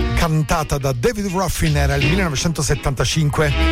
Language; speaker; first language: Italian; native; Italian